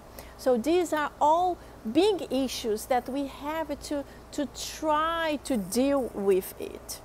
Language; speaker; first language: English; non-native, fluent; Portuguese